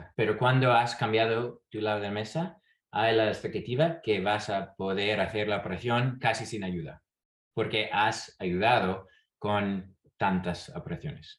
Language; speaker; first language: Spanish; non-native, fluent; English